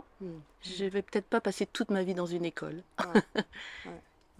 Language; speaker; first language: French; native; French